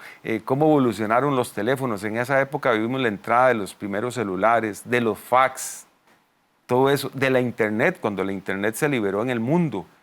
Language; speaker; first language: Spanish; native; Spanish